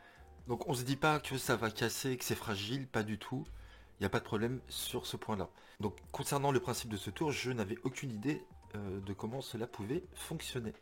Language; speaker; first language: French; native; French